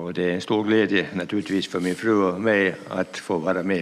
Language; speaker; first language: Swedish; native; Swedish